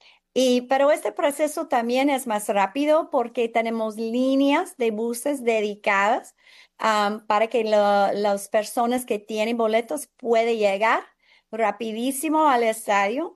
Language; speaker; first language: Spanish; non-native, fluent; English